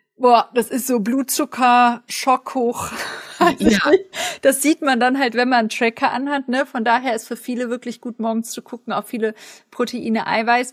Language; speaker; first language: German; native; German